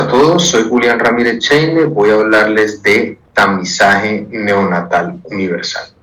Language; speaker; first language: Spanish; native; Spanish